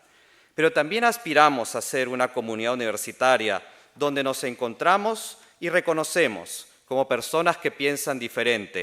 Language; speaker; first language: Spanish; native; Spanish